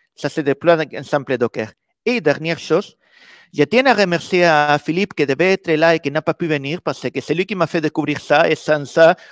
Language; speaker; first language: French; non-native, fluent; Spanish